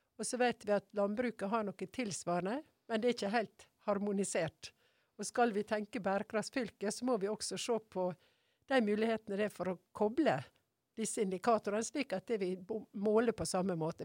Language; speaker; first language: Norwegian; native; Norwegian